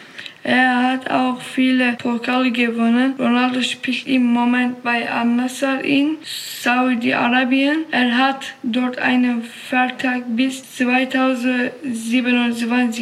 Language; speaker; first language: German; non-native, learner; Turkish